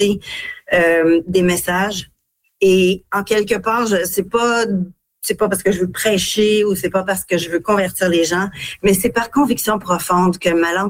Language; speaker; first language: French; native; French